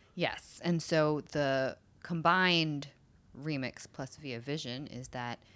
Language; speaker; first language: English; native; English